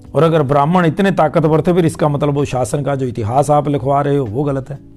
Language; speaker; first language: Hindi; native; Hindi